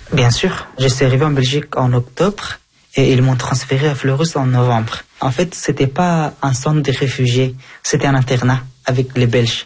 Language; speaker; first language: French; non-native, fluent; Persian